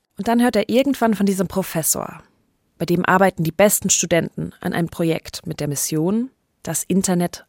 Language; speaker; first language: German; native; German